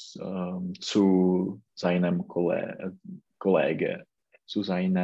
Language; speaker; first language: German; non-native, learner; Czech